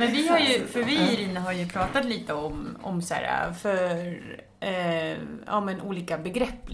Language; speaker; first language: Swedish; native; Swedish